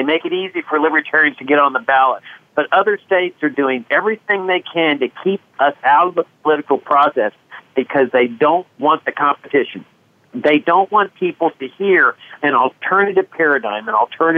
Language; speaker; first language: English; native; English